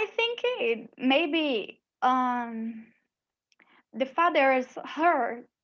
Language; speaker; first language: English; non-native, learner; Portuguese